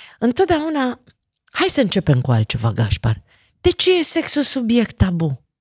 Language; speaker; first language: Romanian; native; Romanian